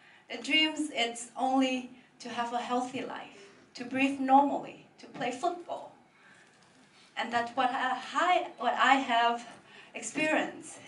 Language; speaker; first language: English; non-native, fluent; Vietnamese